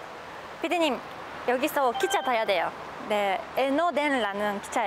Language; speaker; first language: Korean; non-native, learner; Japanese